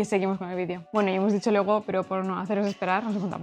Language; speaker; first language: Spanish; native; Spanish